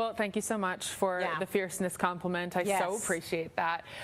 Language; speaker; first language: English; native; English